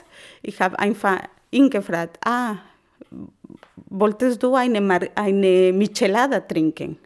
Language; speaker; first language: German; non-native, learner; Spanish